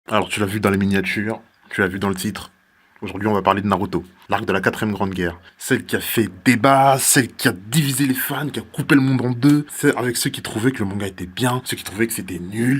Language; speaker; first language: French; native; French